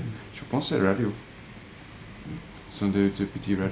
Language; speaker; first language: French; non-native, fluent; English